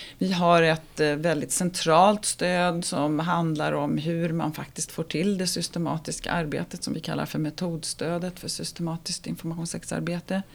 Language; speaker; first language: Swedish; native; Swedish